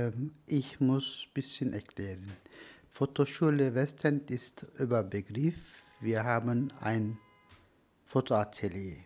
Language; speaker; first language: German; non-native, learner; Turkish